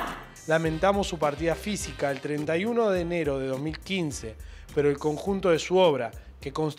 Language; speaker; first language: Spanish; native; Spanish